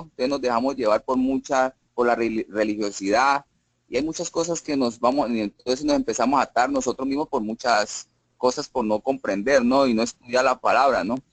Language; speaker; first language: Spanish; native; Spanish